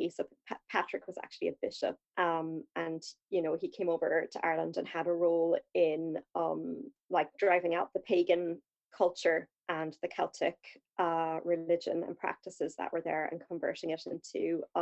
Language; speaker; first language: English; native; English